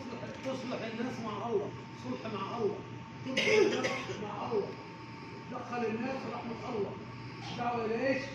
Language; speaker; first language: Arabic; non-native, learner; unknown